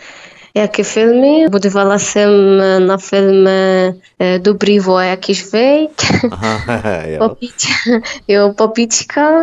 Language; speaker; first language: Czech; non-native, learner; Arabic